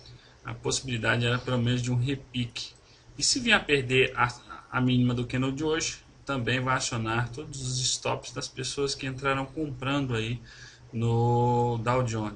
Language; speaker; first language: Portuguese; native; Portuguese